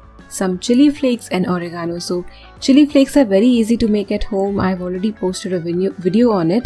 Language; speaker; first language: English; non-native, local second language; Hindi